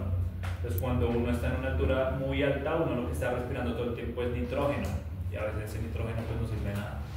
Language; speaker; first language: Spanish; native; Spanish